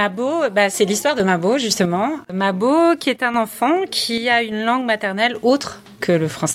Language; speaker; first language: French; early bilingual, other home language; English